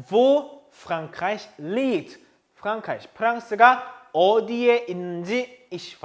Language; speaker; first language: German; non-native, fluent; Korean